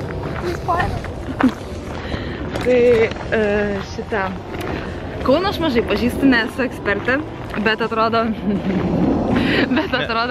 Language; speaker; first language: Lithuanian; native; Lithuanian